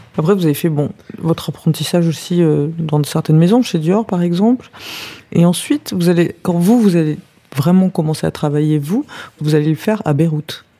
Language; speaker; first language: French; native; French